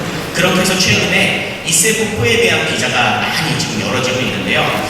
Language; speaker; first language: Korean; native; Korean